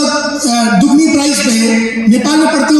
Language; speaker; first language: Hindi; native; Hindi